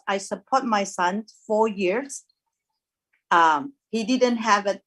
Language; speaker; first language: English; non-native, learner; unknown